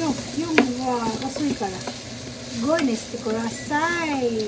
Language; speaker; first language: Japanese; non-native, learner; Cebuano